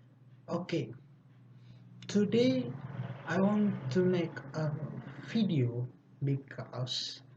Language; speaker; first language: English; non-native, learner; Indonesian